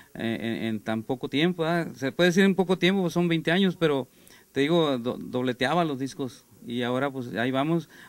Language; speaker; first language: Spanish; native; Spanish